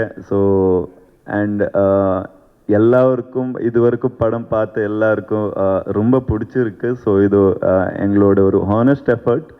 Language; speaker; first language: Tamil; non-native, learner; Kannada